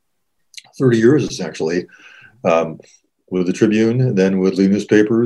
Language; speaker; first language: English; native; English